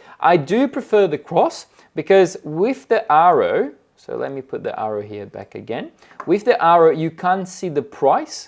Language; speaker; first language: English; non-native, fluent; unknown